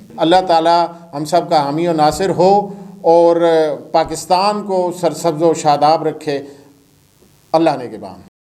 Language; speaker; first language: Urdu; non-native, local second language; Punjabi